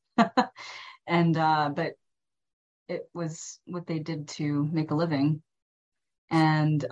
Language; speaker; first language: English; early bilingual, other home language; Filipino